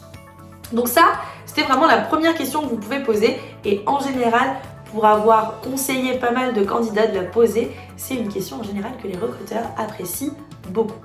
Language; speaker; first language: French; native; French